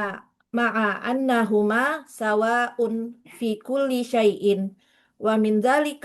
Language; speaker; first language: Arabic; non-native, learner; Indonesian